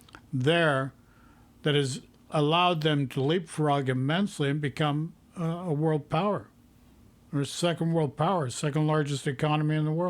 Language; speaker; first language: English; native; English